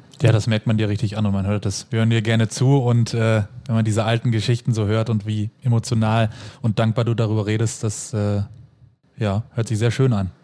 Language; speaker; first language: German; native; German